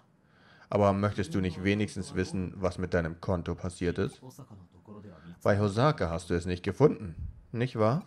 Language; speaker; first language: German; native; German